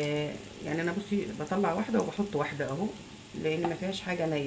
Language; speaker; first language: Arabic; native; Arabic